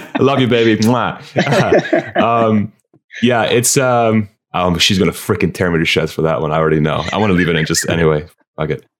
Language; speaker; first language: English; early bilingual, other home language; Persian